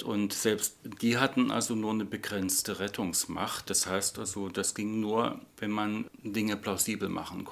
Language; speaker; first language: German; native; German